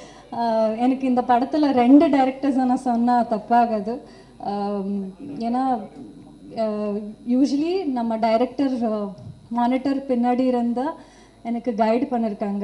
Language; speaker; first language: Tamil; non-native, learner; Kannada